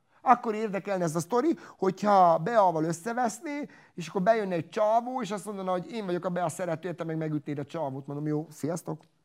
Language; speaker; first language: Hungarian; non-native, local second language; Romany